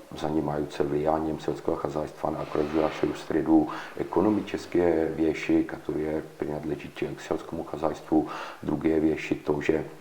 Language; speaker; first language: Russian; non-native, learner; Czech